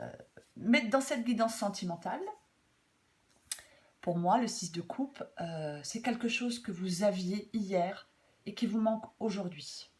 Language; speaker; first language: French; native; French